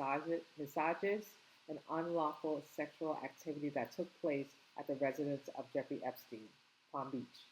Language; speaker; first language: English; native; English